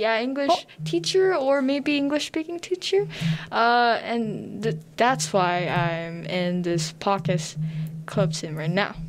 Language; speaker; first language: English; non-native, learner; Korean